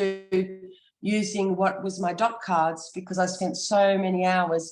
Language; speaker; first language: English; native; English